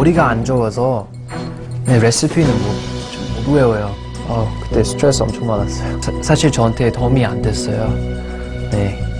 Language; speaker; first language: Korean; non-native, learner; English